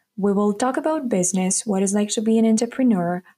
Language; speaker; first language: English; non-native, fluent; Ukrainian